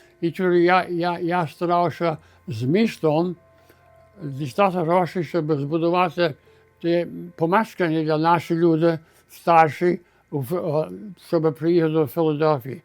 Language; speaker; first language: Ukrainian; early bilingual, heritage; Ukrainian